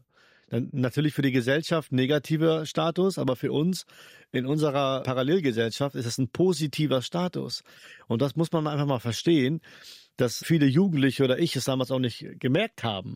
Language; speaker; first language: German; early bilingual, other home language; Albanian